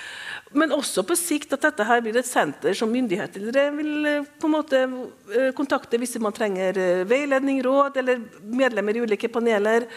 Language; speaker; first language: Norwegian; native; Norwegian